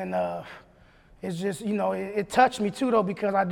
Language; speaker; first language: English; native; English